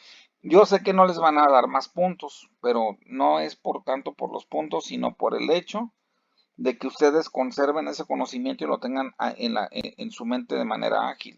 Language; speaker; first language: Spanish; native; Spanish